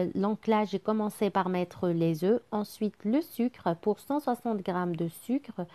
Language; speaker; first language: French; non-native, local second language; Arabic